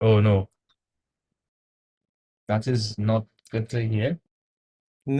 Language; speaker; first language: English; native; English